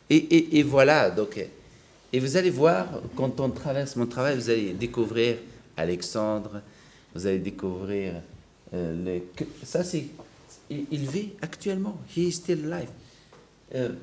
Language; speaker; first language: French; non-native, local second language; Arabic